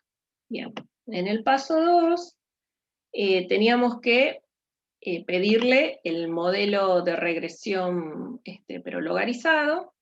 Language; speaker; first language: Spanish; native; Spanish